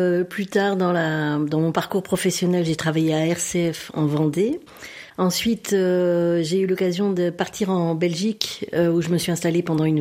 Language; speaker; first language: French; native; French